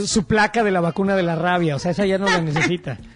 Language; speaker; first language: Spanish; native; Spanish